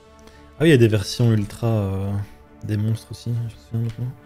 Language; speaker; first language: French; native; French